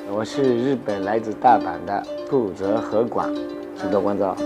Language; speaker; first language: Chinese; non-native, fluent; Japanese